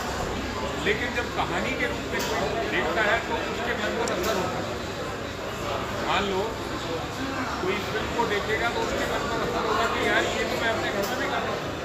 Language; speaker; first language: Hindi; native; Hindi